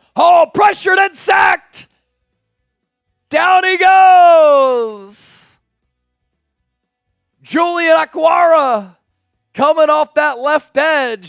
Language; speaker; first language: English; native; English